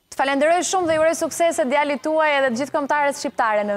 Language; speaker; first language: Albanian; native; Albanian